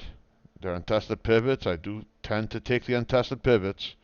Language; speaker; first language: English; native; English